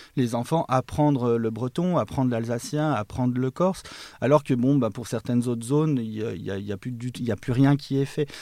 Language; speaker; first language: French; native; French